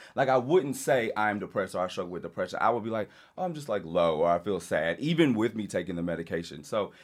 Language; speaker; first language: English; native; English